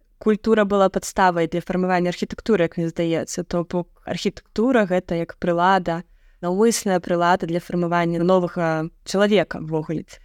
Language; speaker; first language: Belarusian; native; Belarusian